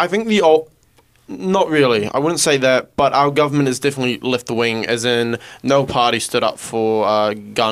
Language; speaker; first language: English; native; English